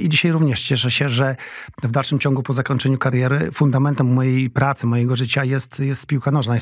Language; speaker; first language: Polish; native; Polish